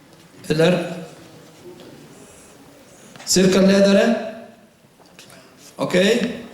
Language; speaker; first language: Swedish; non-native, fluent; Somali